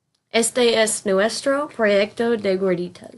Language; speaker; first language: Spanish; non-native, learner; English